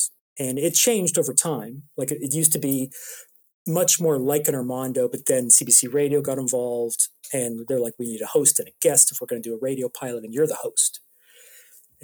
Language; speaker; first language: English; native; English